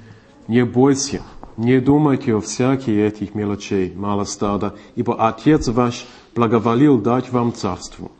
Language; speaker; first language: Russian; non-native, fluent; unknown